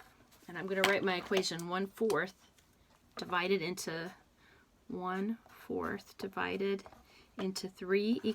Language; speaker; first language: English; native; English